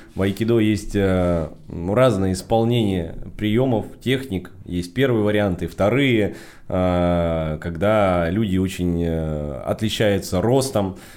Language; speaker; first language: Russian; native; Russian